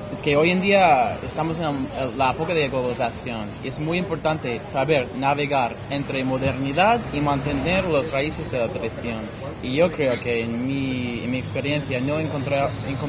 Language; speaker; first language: Spanish; non-native, fluent; English